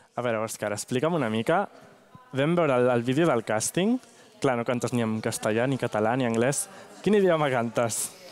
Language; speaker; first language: Catalan; native; Catalan